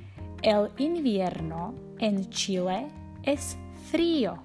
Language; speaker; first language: Spanish; non-native, fluent; Slovak